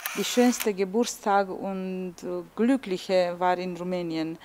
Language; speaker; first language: German; non-native, learner; Romanian